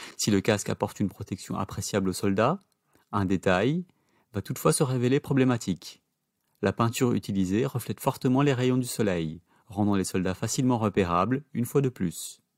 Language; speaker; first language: French; native; French